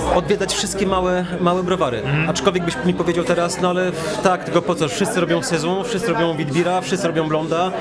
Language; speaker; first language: Polish; early bilingual, heritage; Polish